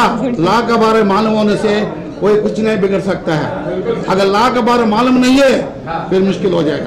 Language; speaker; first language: Hindi; non-native, local second language; Telugu